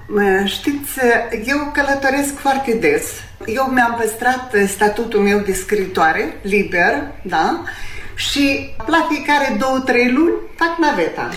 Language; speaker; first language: Romanian; native; Romanian